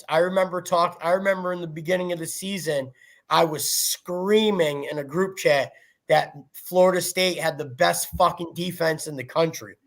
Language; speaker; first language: English; native; English